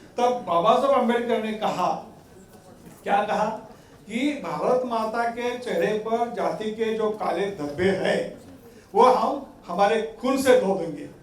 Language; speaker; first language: Hindi; non-native, local second language; Marathi